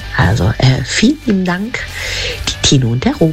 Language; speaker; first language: German; native; German